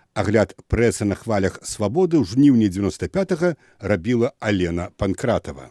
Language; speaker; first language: Belarusian; native; Belarusian